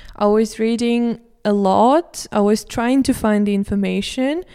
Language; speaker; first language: English; non-native, fluent; Russian